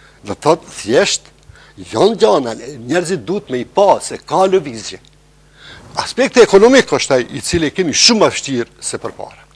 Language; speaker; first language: Albanian; native; Albanian